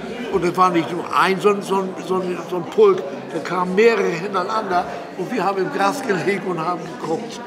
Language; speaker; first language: German; native; German